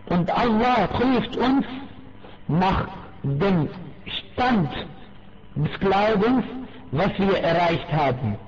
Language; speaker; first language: German; non-native, fluent; Arabic